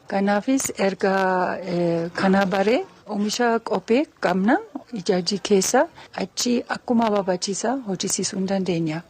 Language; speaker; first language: Oromo; non-native, fluent; German